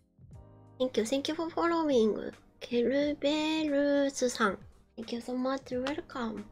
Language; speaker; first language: English; non-native, learner; Japanese